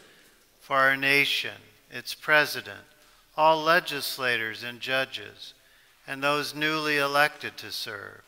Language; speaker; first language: English; native; English